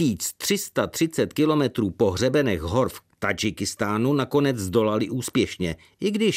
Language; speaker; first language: Czech; native; Czech